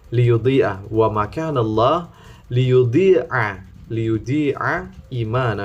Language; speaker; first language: Arabic; non-native, fluent; Indonesian